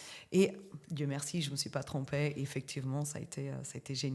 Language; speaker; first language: French; native; French